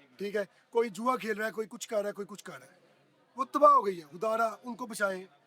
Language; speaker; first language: Urdu; non-native, local second language; Punjabi